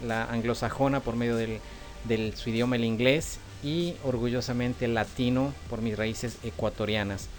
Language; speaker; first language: Spanish; native; Spanish